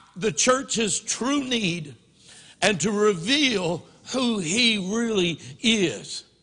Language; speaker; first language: English; native; English